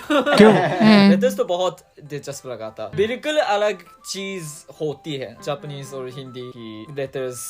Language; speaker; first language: Hindi; non-native, fluent; Japanese